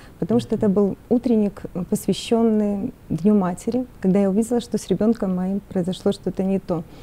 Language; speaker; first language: Russian; native; Russian